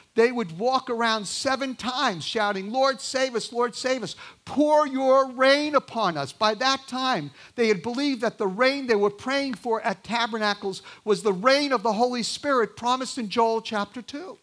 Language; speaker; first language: English; native; English